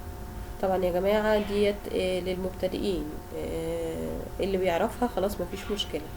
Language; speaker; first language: Arabic; native; Arabic